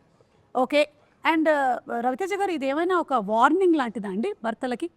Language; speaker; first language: Telugu; non-native, local second language; Malayalam